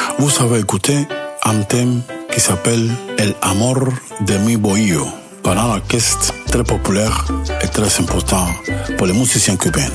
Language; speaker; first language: French; non-native, learner; Spanish